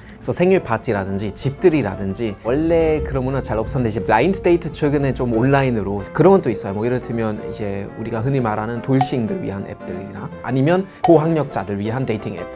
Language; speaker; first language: Korean; non-native, fluent; German